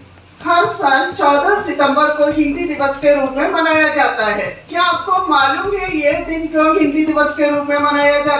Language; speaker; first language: Hindi; non-native, local second language; Malayalam